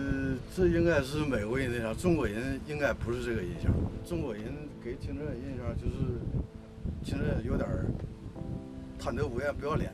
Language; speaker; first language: Chinese; native; Chinese